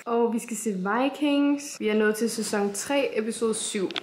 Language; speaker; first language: Danish; native; Danish